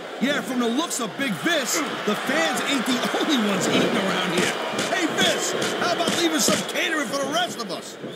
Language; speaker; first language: English; native; English